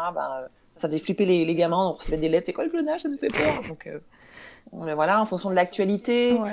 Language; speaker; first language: French; native; French